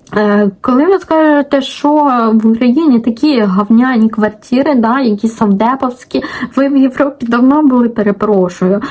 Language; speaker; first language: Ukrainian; non-native, local second language; Russian